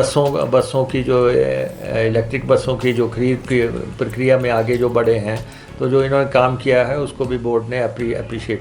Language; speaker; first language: Hindi; native; Hindi